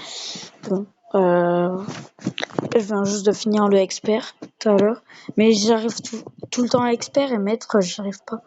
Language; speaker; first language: French; native; French